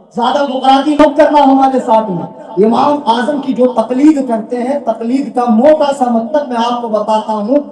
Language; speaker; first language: Urdu; native; Urdu